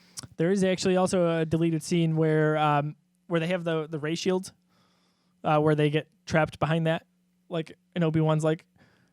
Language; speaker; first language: English; native; English